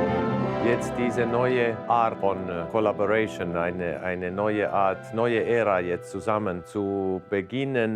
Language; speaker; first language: German; non-native, fluent; Finnish